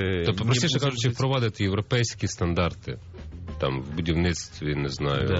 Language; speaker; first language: Ukrainian; native; Ukrainian